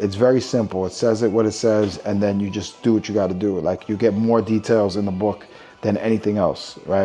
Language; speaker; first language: English; native; English